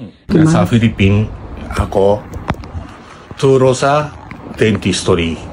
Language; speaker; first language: Filipino; non-native, learner; Japanese